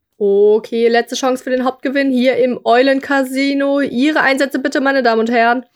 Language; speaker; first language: German; native; German